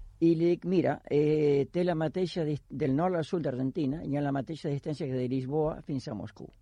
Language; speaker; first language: Catalan; non-native, fluent; Spanish